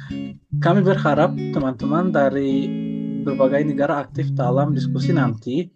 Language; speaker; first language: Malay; non-native, fluent; Turkish